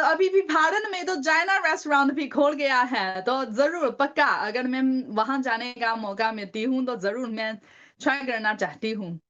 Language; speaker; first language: Hindi; non-native, learner; Chinese